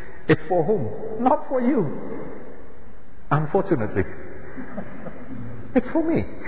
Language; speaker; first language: English; non-native, fluent; Indonesian